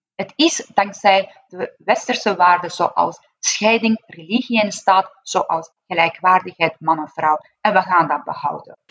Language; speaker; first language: Dutch; non-native, fluent; Persian